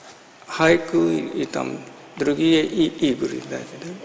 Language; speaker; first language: Russian; non-native, fluent; Japanese